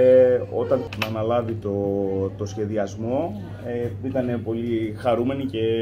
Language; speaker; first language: Greek; native; Greek